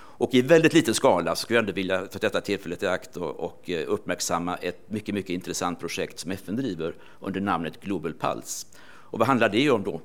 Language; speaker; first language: Swedish; native; Swedish